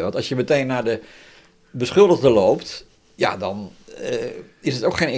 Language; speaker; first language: Dutch; native; Dutch